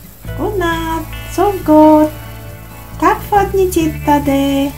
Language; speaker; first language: Swedish; non-native, fluent; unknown